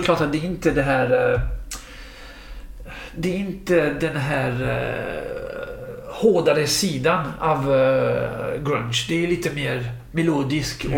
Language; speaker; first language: Swedish; non-native, fluent; French